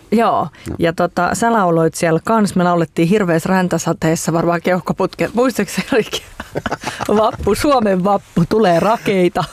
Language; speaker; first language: Finnish; native; Finnish